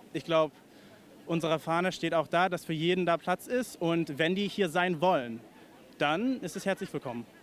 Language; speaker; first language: German; native; German